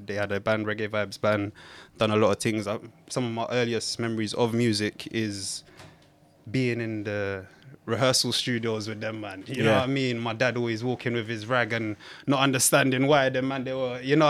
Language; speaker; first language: English; native; English